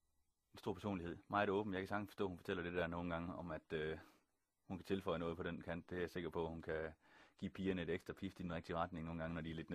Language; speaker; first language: Danish; native; Danish